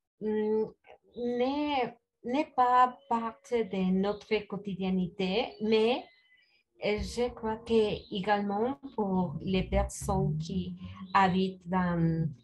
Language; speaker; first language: French; non-native, learner; Spanish